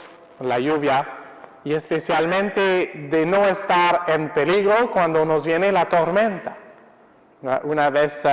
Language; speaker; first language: Spanish; non-native, fluent; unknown